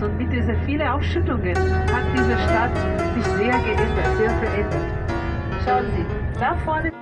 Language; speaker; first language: German; non-native, fluent; Portuguese